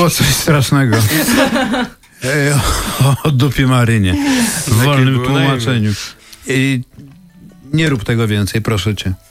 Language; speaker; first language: Polish; native; Polish